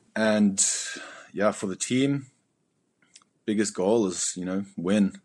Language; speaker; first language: English; native; English